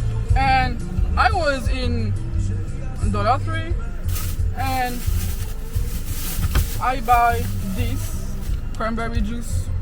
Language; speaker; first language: English; non-native, learner; Haitian Creole